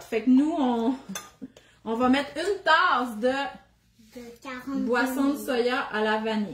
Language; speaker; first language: French; native; French